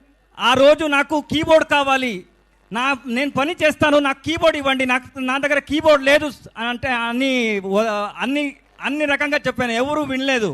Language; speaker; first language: Telugu; non-native, learner; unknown